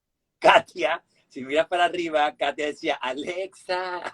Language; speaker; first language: Spanish; native; Spanish